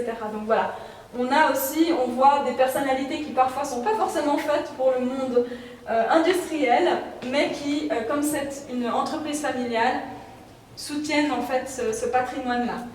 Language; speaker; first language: French; native; French